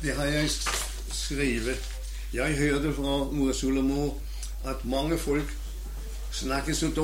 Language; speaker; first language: Danish; non-native, learner; German